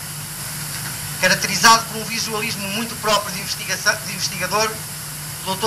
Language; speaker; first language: Portuguese; native; Portuguese